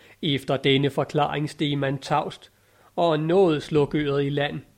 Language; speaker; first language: Danish; native; Danish